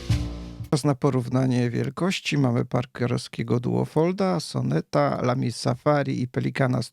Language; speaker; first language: Polish; native; Polish